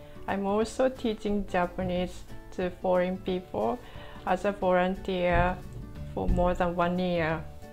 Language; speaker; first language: English; non-native, fluent; Japanese